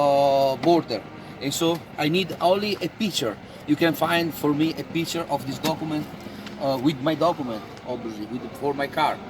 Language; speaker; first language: English; non-native, fluent; Italian